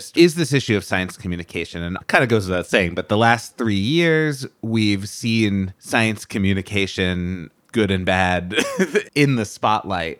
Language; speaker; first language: English; native; English